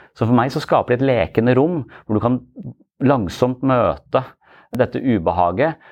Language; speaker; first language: Norwegian; native; Norwegian